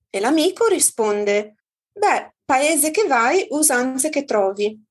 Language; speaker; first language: Italian; native; Italian